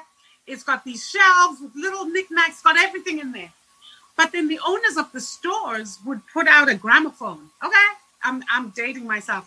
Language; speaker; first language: English; non-native, local second language; Shona